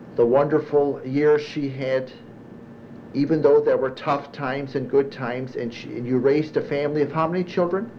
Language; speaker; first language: English; early bilingual, other home language; German